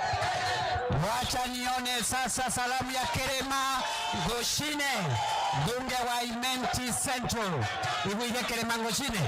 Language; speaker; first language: Swahili; non-native, local second language; Meru